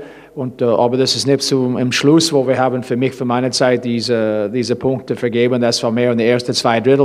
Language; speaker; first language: German; non-native, learner; English